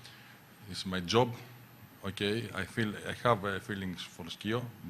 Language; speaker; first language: English; non-native, learner; Greek